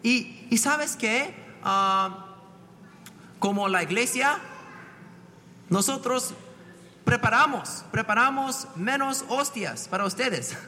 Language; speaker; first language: Spanish; non-native, fluent; English